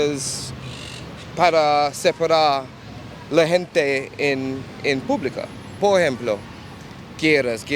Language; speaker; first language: Spanish; non-native, learner; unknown